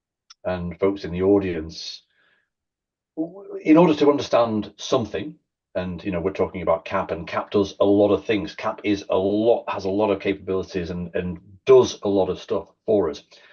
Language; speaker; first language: English; native; English